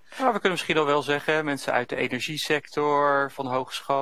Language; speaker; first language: Dutch; native; Dutch